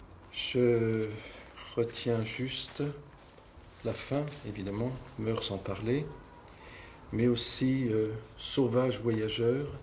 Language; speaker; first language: French; native; French